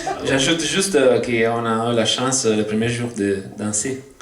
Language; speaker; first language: French; non-native, fluent; Italian